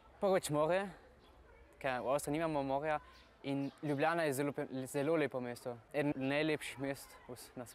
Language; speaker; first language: Slovenian; early bilingual, heritage; Slovenian